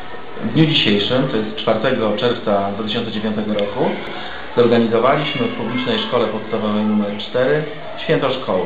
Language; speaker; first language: Polish; native; Polish